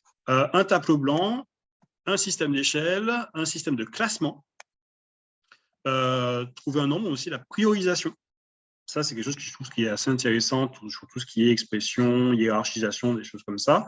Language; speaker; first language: French; native; French